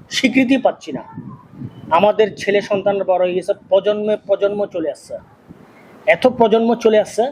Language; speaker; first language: Bangla; non-native, local second language; Urdu